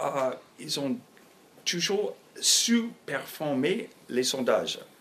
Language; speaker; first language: French; non-native, fluent; English